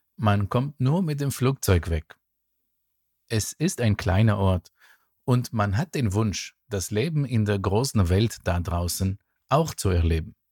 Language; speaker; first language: German; non-native, fluent; Hebrew